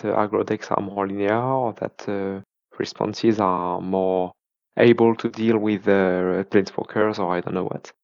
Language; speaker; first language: English; non-native, fluent; French